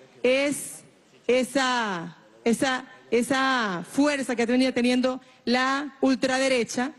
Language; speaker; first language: Spanish; native; Spanish